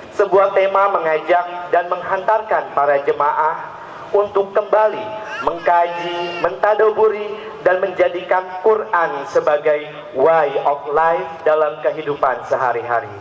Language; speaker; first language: Indonesian; native; Indonesian